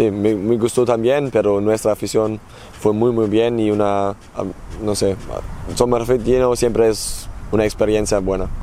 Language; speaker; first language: Spanish; non-native, fluent; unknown